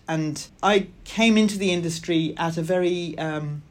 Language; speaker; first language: English; native; English